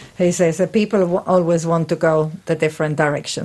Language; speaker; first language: English; non-native, fluent; Spanish